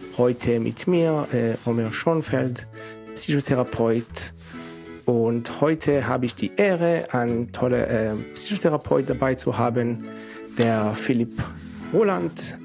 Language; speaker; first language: German; non-native, fluent; Hebrew